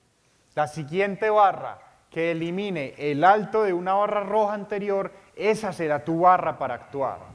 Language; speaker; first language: Spanish; native; Spanish